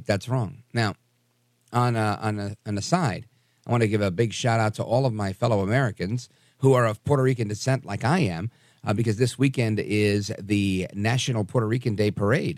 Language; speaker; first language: English; native; English